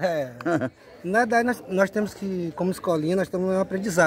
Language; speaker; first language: Portuguese; native; Portuguese